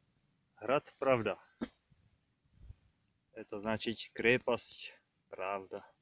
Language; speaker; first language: Russian; non-native, learner; Czech